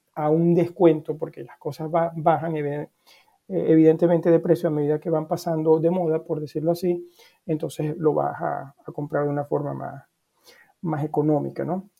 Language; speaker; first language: Spanish; native; Spanish